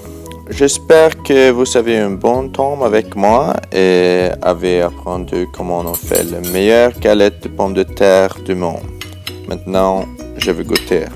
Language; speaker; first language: French; non-native, learner; Swedish